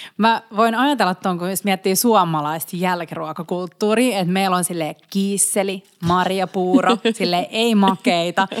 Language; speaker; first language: Finnish; native; Finnish